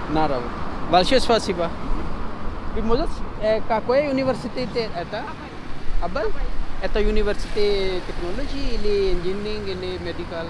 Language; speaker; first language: Russian; non-native, learner; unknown